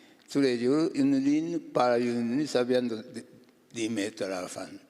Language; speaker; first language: French; non-native, learner; Japanese